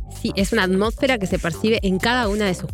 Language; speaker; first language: Spanish; native; Spanish